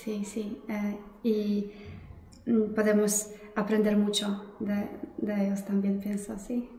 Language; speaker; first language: Spanish; non-native, fluent; Polish